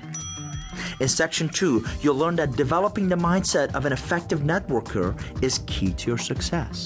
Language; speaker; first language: English; non-native, fluent; Persian